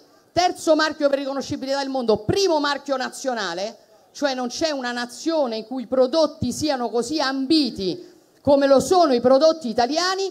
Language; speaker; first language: Italian; native; Italian